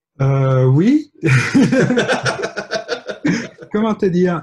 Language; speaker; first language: French; native; French